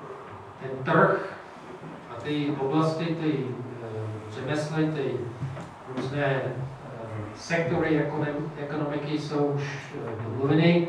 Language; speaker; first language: Czech; non-native, fluent; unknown